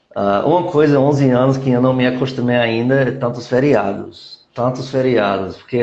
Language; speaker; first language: Portuguese; non-native, fluent; English